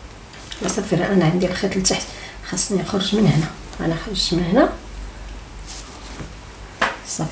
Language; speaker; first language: Arabic; native; Arabic